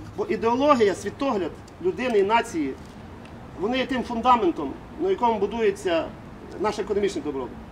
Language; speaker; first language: Ukrainian; native; Ukrainian